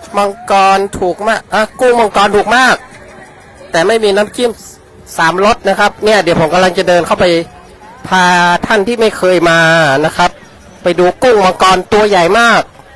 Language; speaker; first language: Thai; native; Thai